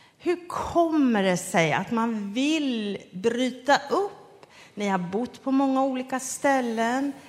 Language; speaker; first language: Swedish; native; Swedish